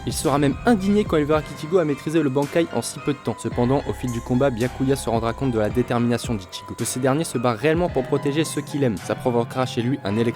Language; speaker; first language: French; native; French